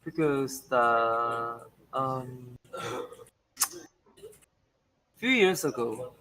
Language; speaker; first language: English; non-native, learner; Korean